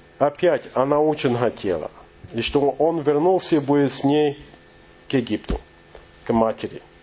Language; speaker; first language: Russian; non-native, fluent; English